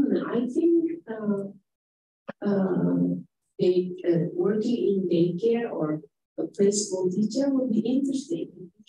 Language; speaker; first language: English; non-native, fluent; Indonesian